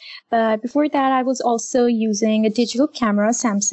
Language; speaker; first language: English; non-native, local second language; Urdu